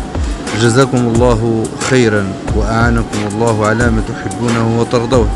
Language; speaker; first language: Arabic; native; Arabic